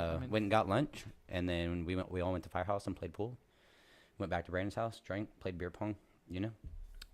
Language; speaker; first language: English; native; English